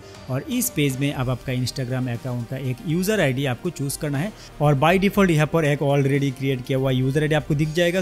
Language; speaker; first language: Hindi; non-native, local second language; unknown